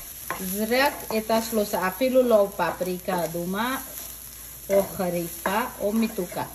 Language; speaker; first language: Hebrew; non-native, fluent; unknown